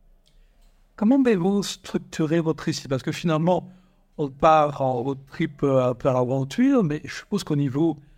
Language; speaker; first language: French; native; French